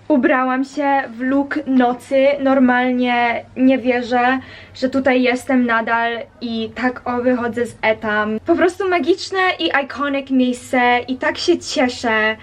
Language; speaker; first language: Polish; early bilingual, heritage; Polish